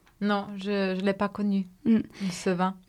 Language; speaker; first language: French; non-native, fluent; Spanish